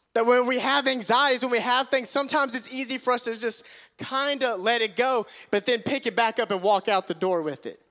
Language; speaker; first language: English; native; English